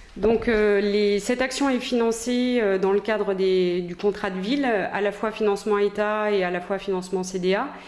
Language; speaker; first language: French; native; French